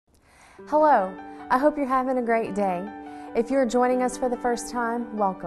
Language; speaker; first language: English; native; English